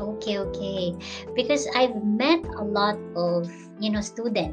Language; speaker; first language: English; non-native, local second language; Filipino